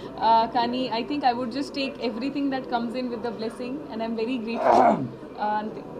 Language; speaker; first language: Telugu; non-native, learner; Hindi